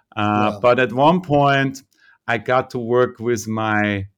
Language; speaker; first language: English; non-native, fluent; German